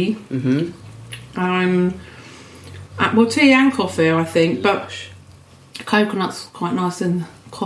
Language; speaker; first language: English; native; English